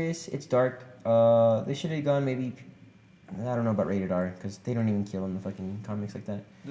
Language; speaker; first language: English; native; English